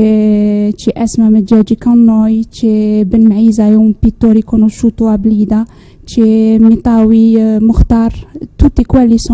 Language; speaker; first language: Italian; non-native, learner; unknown